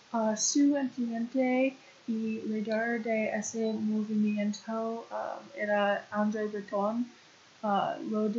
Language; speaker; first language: Spanish; non-native, learner; English